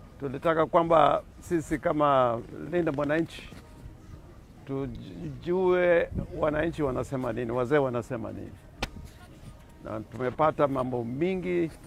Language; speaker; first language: Swahili; non-native, local second language; Luo (Kenya and Tanzania)